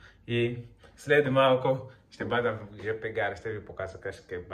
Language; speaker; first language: Bulgarian; non-native, learner; Portuguese